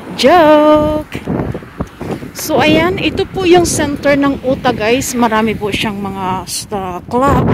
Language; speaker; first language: Filipino; native; Filipino